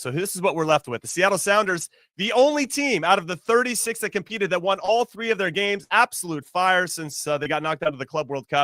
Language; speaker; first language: English; native; English